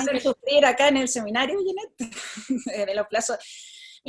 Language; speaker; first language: Spanish; native; Spanish